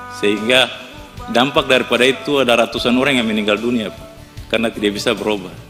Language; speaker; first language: Indonesian; native; Indonesian